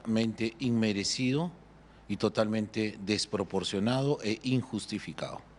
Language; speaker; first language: Spanish; native; Spanish